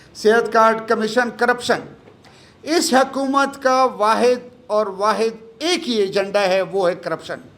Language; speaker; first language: Urdu; non-native, local second language; Pashto